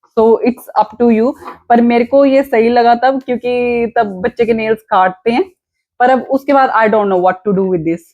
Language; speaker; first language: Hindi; non-native, local second language; Punjabi